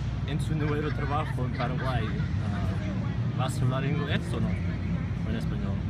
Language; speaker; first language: Spanish; non-native, fluent; English